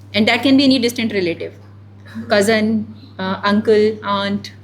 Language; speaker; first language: English; non-native, local second language; Hindi